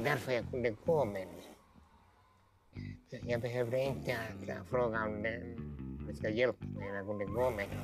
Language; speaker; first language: Swedish; non-native, local second language; Finnish